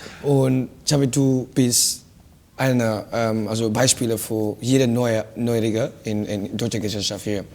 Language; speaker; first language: German; non-native, fluent; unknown